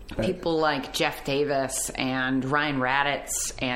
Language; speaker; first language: English; native; English